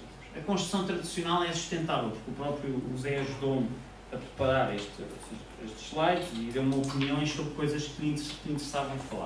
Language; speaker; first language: Portuguese; native; Portuguese